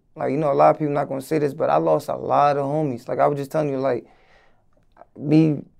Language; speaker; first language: English; native; English